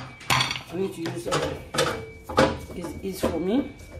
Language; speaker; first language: English; non-native, learner; Lingala